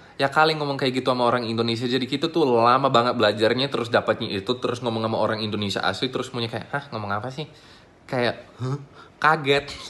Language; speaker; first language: Indonesian; non-native, fluent; English